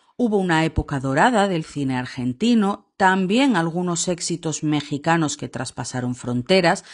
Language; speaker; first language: Spanish; native; Spanish